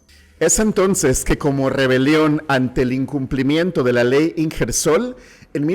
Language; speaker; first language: Spanish; native; Spanish